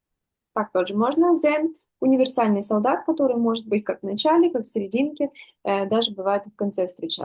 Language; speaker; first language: Russian; native; Russian